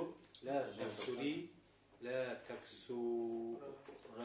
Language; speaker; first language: Arabic; non-native, learner; Russian